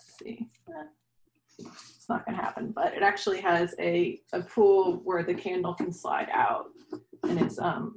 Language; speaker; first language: English; native; English